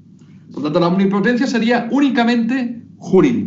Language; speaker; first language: Spanish; native; Spanish